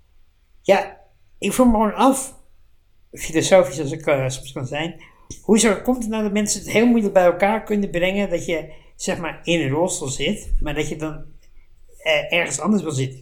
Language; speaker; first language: Dutch; native; Dutch